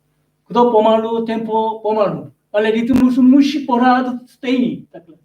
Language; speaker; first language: Czech; non-native, learner; Korean